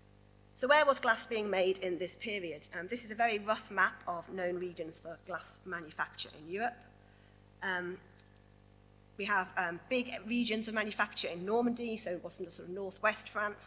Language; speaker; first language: English; native; English